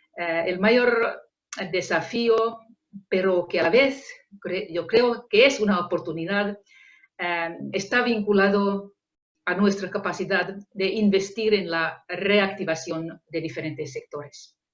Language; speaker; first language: Spanish; non-native, fluent; Finnish